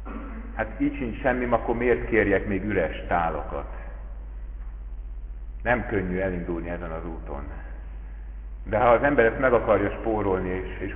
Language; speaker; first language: Hungarian; native; Hungarian